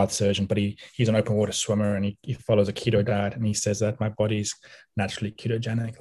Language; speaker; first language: English; native; English